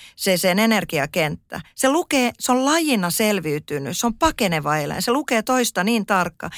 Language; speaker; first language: Finnish; native; Finnish